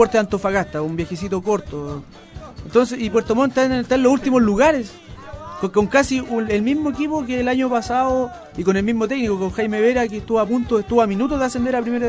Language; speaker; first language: Spanish; native; Spanish